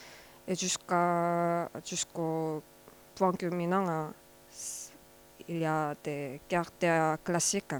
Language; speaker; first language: French; non-native, learner; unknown